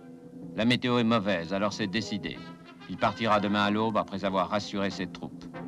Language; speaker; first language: French; native; French